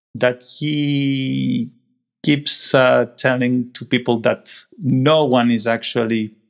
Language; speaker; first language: English; non-native, fluent; Greek